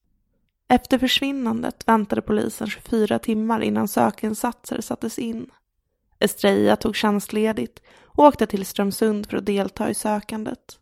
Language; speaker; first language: Swedish; native; Swedish